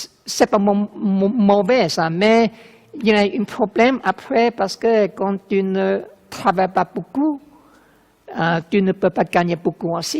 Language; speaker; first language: French; non-native, fluent; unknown